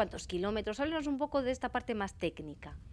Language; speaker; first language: Spanish; native; Spanish